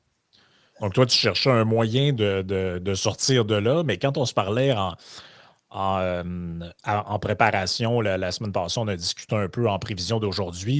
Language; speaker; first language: French; native; French